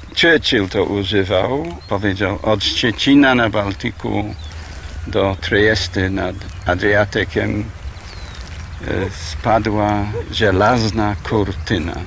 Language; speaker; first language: Polish; non-native, fluent; English